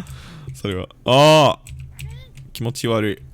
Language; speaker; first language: Japanese; non-native, learner; English